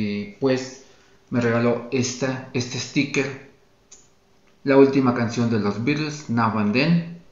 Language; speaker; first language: Spanish; native; Spanish